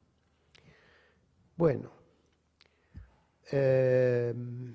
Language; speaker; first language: Spanish; non-native, fluent; Portuguese